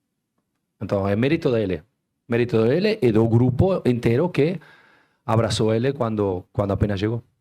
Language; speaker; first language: Portuguese; non-native, fluent; Spanish